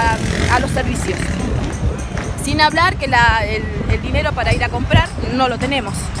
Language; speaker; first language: Spanish; native; Spanish